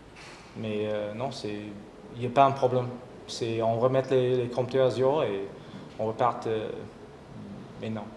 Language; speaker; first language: French; non-native, fluent; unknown